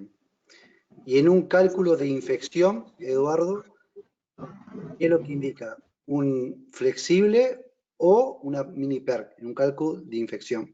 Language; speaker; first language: Spanish; native; Spanish